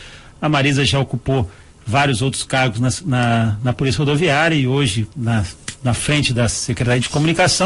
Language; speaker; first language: Portuguese; native; Portuguese